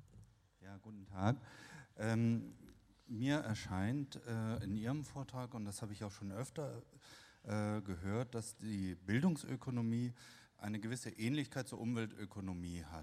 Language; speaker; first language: German; native; German